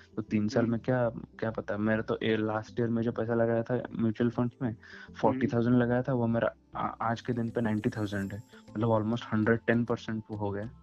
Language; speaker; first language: Hindi; non-native, local second language; Odia